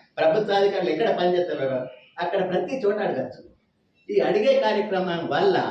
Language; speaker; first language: Telugu; native; Telugu